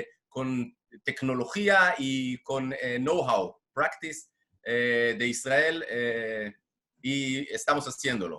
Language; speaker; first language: Spanish; non-native, fluent; Hebrew